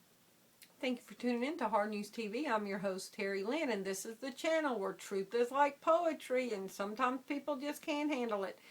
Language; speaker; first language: English; native; English